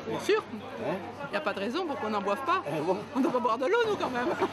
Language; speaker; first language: French; native; French